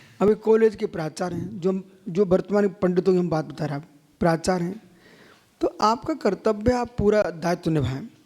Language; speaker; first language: Hindi; native; Hindi